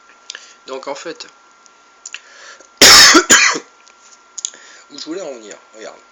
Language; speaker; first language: French; native; French